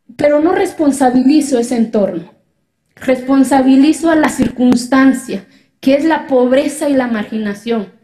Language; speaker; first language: Spanish; non-native, local second language; Zapotec